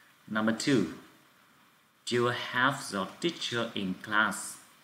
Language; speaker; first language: English; non-native, fluent; Vietnamese